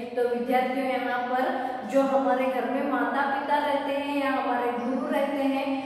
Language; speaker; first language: Hindi; non-native, local second language; Kannada